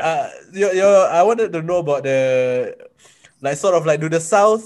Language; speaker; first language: English; non-native, local second language; Malay